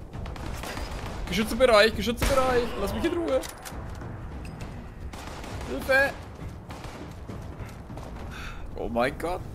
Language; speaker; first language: German; native; German